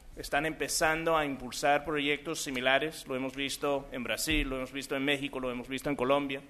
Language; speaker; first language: Spanish; early bilingual, other home language; English